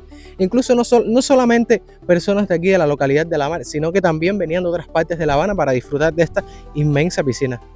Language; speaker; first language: Spanish; native; Spanish